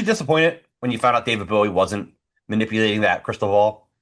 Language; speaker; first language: English; native; English